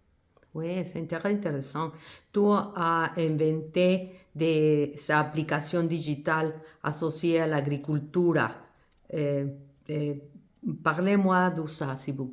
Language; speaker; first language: French; non-native, learner; Spanish